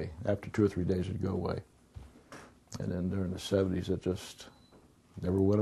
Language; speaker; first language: English; native; English